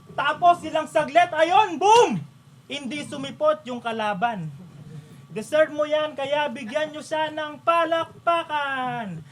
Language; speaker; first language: Filipino; non-native, local second language; Pampanga